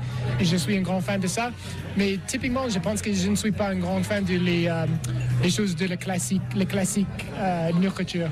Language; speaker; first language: French; non-native, learner; English